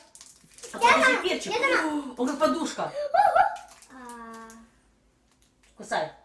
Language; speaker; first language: Russian; native; Russian